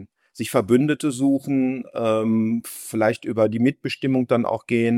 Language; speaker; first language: German; native; German